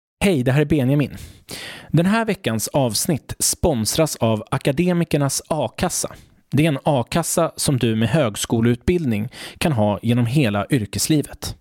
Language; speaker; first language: Swedish; native; Swedish